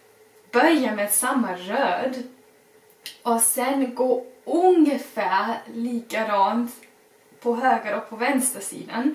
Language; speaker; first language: Swedish; non-native, fluent; German